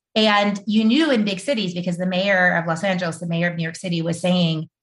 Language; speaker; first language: English; native; English